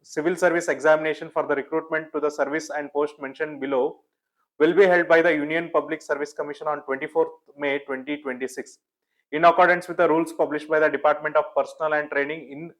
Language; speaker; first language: English; non-native, local second language; Kannada